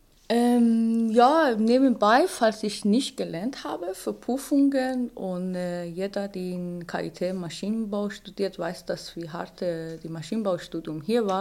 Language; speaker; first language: German; non-native, fluent; Persian